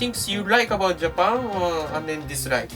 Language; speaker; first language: English; non-native, learner; Japanese